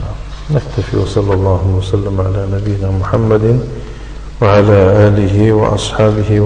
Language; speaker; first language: Arabic; non-native, fluent; Tajik